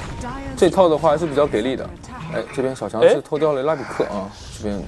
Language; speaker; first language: Chinese; native; Chinese